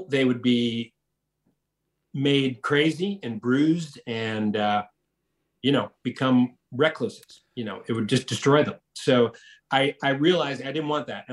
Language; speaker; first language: English; native; English